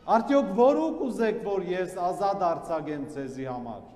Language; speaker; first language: Armenian; native; Armenian